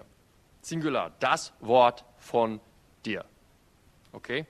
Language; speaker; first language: German; non-native, fluent; English